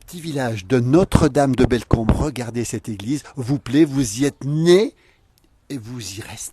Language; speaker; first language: French; native; French